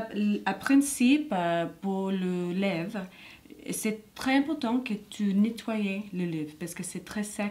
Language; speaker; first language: French; non-native, learner; English